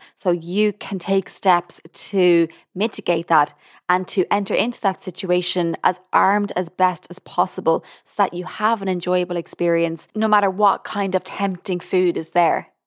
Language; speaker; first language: English; native; English